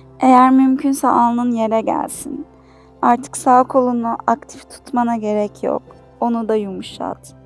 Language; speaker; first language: Turkish; native; Turkish